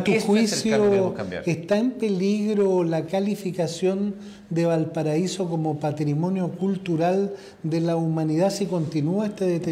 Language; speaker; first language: Spanish; native; Spanish